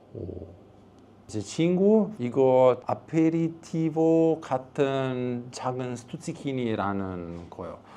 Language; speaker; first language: Korean; non-native, learner; Italian